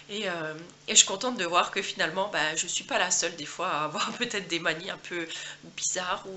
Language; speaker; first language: French; native; French